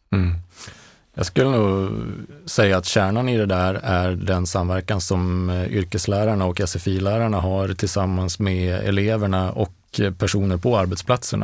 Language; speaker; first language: Swedish; native; Swedish